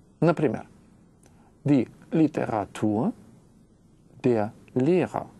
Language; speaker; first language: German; non-native, fluent; Russian